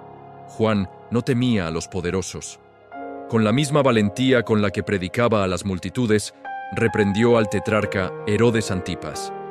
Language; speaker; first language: Spanish; native; Spanish